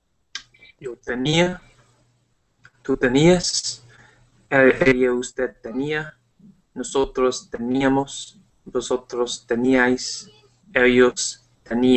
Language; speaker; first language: Spanish; non-native, learner; English